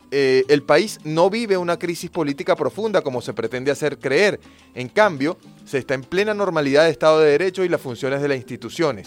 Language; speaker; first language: Spanish; native; Spanish